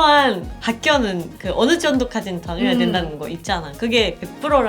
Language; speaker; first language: Korean; non-native, learner; Japanese